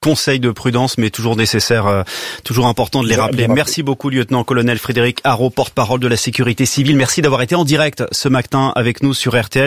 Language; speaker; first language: French; native; French